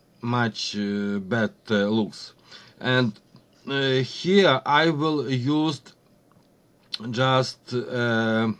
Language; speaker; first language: English; non-native, learner; Ukrainian